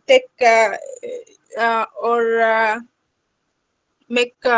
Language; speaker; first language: English; non-native, learner; Arabic